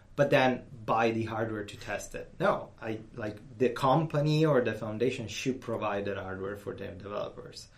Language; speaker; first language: English; non-native, fluent; Italian